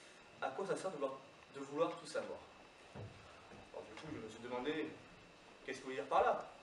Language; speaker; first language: French; native; French